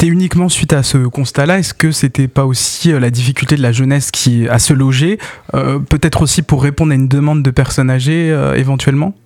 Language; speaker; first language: French; native; French